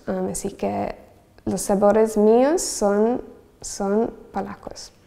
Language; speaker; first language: Spanish; non-native, learner; English